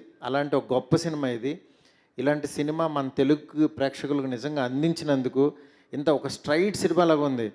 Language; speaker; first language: Telugu; native; Telugu